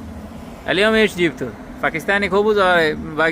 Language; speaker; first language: Arabic; non-native, learner; Bangla